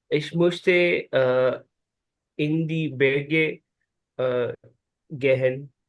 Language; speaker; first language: German; non-native, learner; Urdu